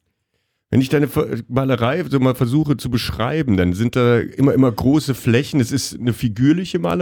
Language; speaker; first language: German; native; German